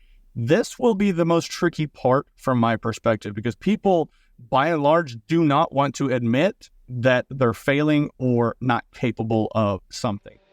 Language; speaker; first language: English; native; English